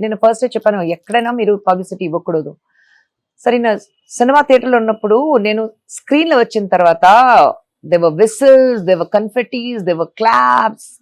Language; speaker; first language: Telugu; non-native, local second language; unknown